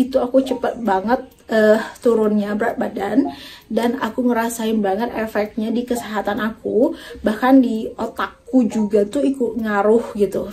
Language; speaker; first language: Indonesian; native; Indonesian